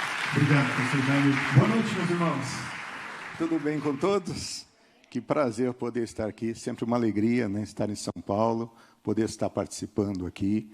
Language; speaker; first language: Portuguese; native; Portuguese